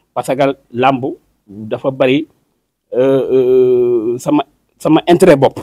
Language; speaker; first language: Wolof; native; Wolof